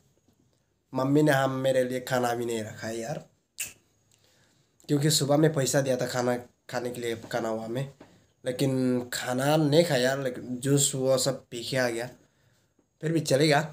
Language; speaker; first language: Hindi; non-native, local second language; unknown